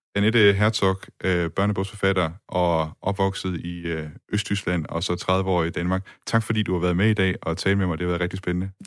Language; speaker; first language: Danish; native; Danish